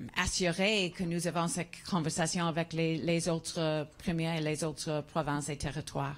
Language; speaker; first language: French; non-native, learner; English